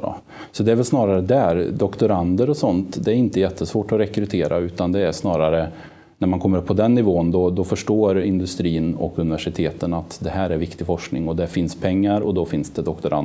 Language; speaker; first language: Swedish; native; Swedish